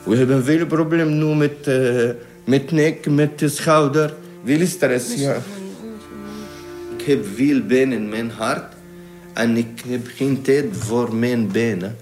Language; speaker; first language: Dutch; non-native, learner; Arabic